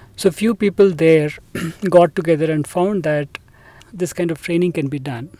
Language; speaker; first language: English; non-native, local second language; Telugu